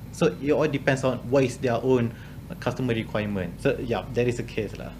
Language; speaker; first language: English; non-native, local second language; Malay